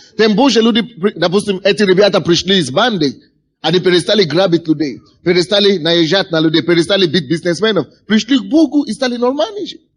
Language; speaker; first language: Russian; non-native, fluent; Yoruba